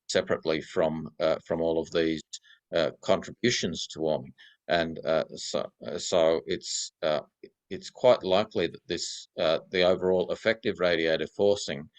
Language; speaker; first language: English; native; English